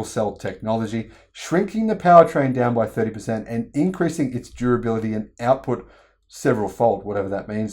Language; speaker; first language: English; native; English